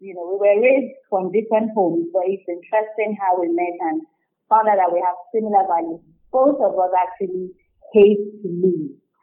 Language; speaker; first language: English; non-native, local second language; Yoruba